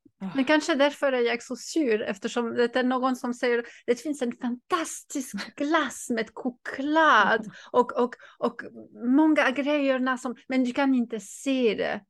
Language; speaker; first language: Swedish; non-native, fluent; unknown